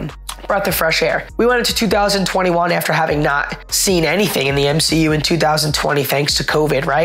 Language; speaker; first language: English; native; English